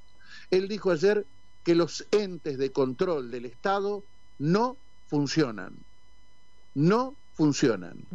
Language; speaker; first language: Spanish; native; Spanish